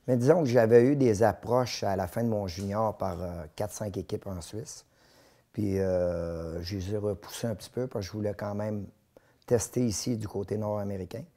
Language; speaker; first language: French; native; French